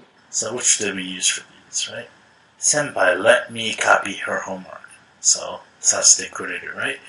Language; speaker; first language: English; native; English